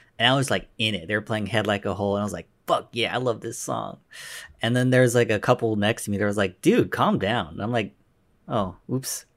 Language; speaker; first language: English; native; English